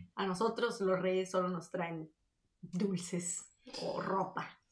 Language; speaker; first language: Spanish; native; Spanish